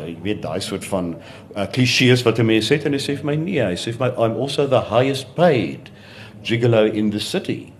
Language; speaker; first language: English; non-native, local second language; Afrikaans